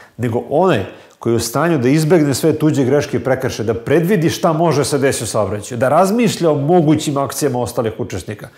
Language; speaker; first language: Serbian; native; Serbian